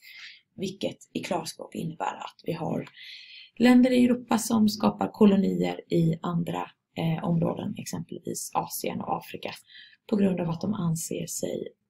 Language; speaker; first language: Swedish; native; Swedish